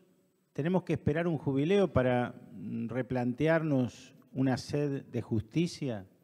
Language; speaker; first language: Spanish; native; Spanish